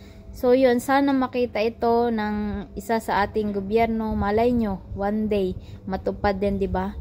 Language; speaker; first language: Filipino; native; Filipino